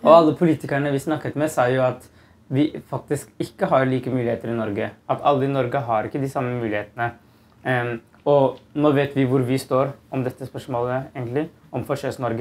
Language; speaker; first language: Norwegian; native; Norwegian